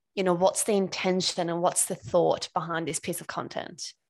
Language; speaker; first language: English; non-native, fluent; Swedish